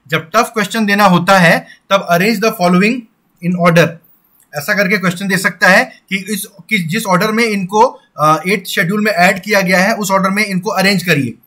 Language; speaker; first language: Hindi; non-native, local second language; Maithili